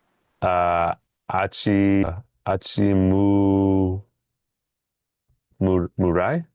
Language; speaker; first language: Japanese; non-native, learner; English